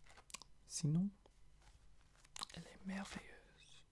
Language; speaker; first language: French; non-native, fluent; English